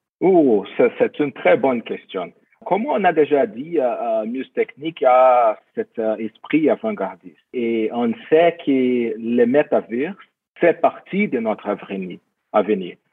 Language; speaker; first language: French; non-native, fluent; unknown